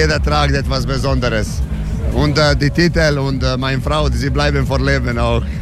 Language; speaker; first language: German; non-native, learner; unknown